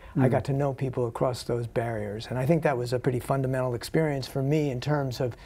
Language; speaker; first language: English; native; English